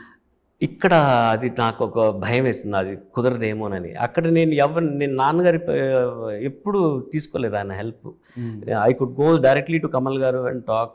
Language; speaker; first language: Telugu; early bilingual, heritage; Telugu